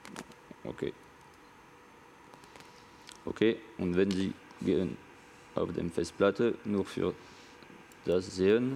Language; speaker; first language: German; non-native, learner; French